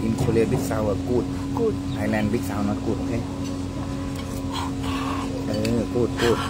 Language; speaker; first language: English; non-native, learner; Thai